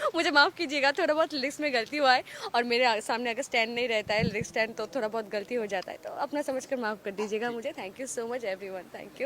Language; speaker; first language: Hindi; non-native, local second language; Assamese